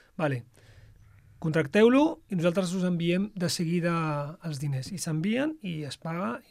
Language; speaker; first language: Catalan; non-native, fluent; Arabic